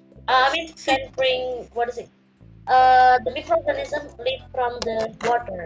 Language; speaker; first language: English; non-native, learner; Indonesian